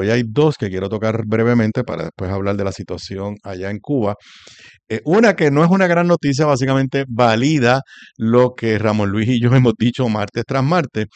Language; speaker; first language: Spanish; native; Spanish